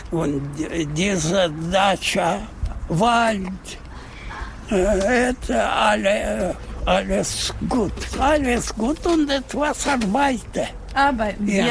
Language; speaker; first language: German; non-native, learner; Russian